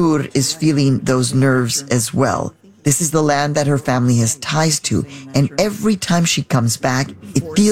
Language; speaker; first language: English; native; English